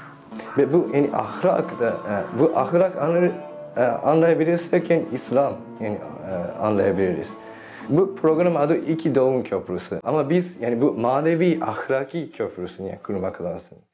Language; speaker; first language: Turkish; non-native, learner; Japanese